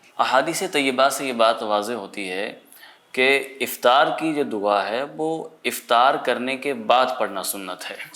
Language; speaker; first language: Urdu; native; Urdu